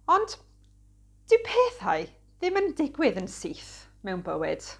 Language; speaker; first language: Welsh; non-native, local second language; English